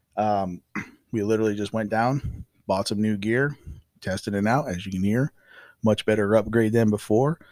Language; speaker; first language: English; native; English